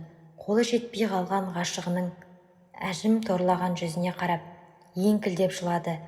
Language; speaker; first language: Kazakh; native; Kazakh